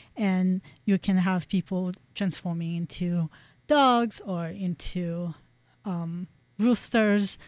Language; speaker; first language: English; non-native, fluent; French